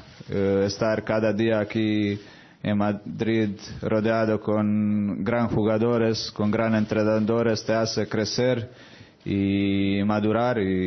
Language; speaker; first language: Spanish; non-native, fluent; Croatian